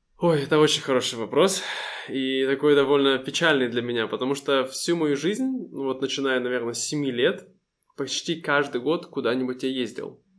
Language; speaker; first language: Russian; native; Russian